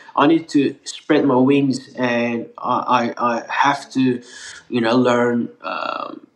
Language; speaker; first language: English; non-native, fluent; Turkish